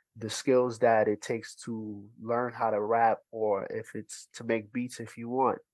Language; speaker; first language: English; early bilingual, other home language; Haitian Creole